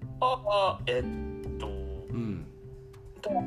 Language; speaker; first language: Japanese; non-native, learner; English